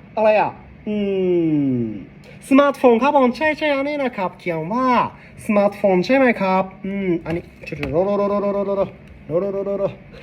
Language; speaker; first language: Thai; non-native, learner; Japanese